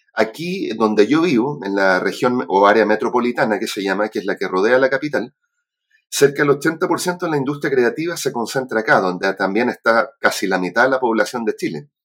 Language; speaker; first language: Spanish; native; Spanish